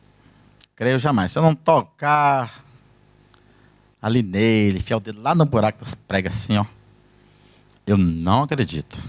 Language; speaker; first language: Portuguese; native; Portuguese